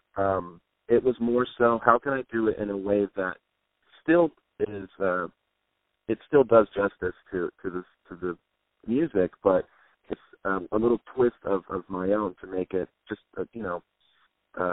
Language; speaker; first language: English; native; English